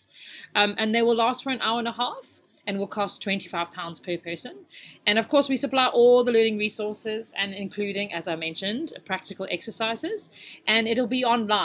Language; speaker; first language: English; native; English